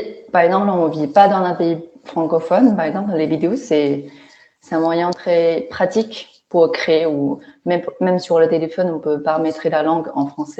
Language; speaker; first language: French; non-native, fluent; Chinese